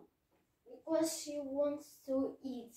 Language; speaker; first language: English; non-native, learner; Russian